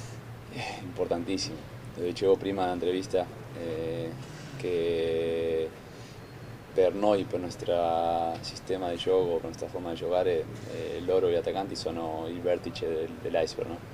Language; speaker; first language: Italian; non-native, fluent; Spanish